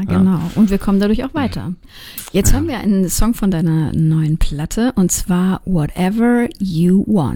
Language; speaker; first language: German; native; German